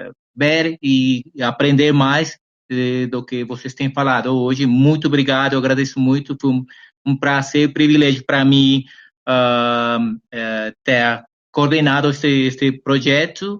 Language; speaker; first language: Portuguese; non-native, fluent; Spanish